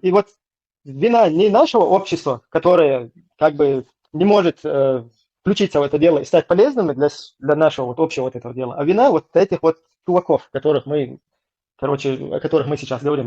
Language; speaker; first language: Russian; non-native, local second language; Chechen